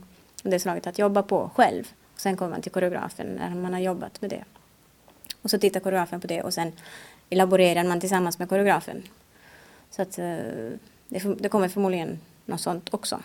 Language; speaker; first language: Swedish; non-native, fluent; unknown